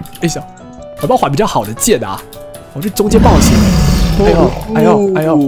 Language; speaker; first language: Chinese; native; Chinese